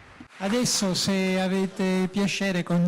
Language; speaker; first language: Italian; native; Italian